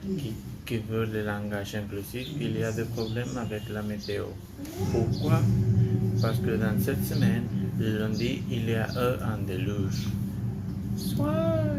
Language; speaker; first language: French; non-native, learner; Spanish